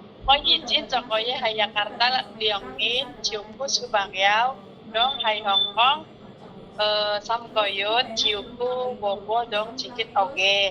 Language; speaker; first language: Cantonese; non-native, learner; Indonesian